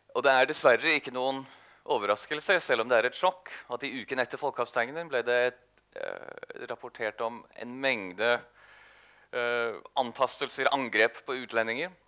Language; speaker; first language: Norwegian; native; Norwegian